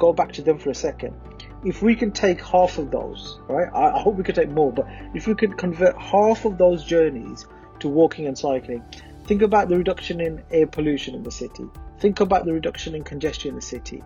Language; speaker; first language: English; native; English